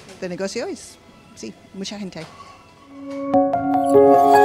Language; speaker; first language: Spanish; non-native, learner; Italian